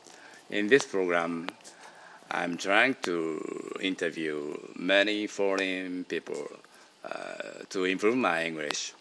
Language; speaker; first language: English; non-native, learner; Japanese